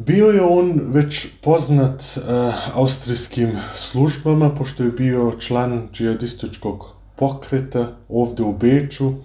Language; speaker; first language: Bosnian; early bilingual, heritage; Bosnian